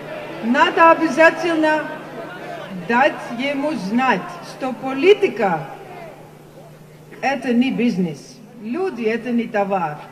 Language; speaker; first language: Russian; non-native, learner; Dutch